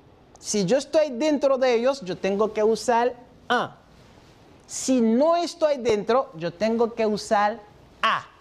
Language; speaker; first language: Spanish; non-native, fluent; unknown